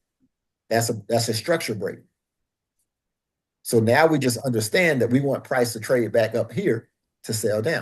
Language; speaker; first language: English; native; English